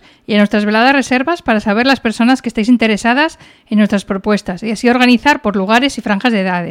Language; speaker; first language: Spanish; native; Spanish